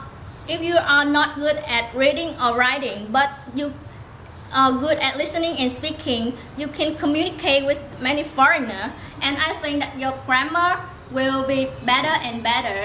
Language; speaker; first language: English; non-native, learner; Vietnamese